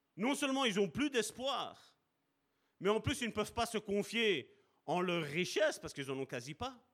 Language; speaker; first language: French; early bilingual, other home language; Italian